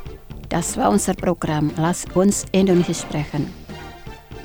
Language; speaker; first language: German; non-native, fluent; Indonesian